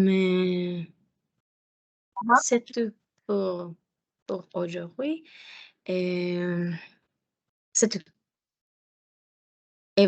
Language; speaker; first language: French; non-native, learner; Spanish